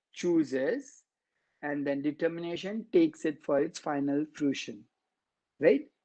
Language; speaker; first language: English; non-native, local second language; Marathi